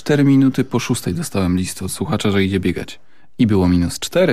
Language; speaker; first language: Polish; native; Polish